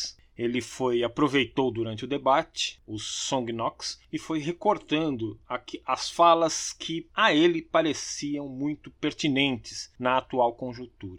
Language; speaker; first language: Portuguese; native; Portuguese